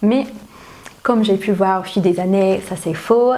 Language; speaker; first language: French; non-native, fluent; English